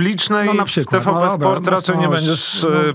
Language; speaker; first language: Polish; native; Polish